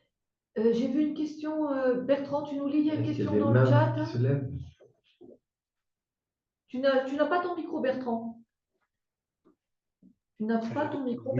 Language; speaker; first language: French; native; French